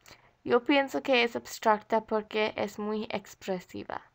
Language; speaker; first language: Spanish; non-native, learner; English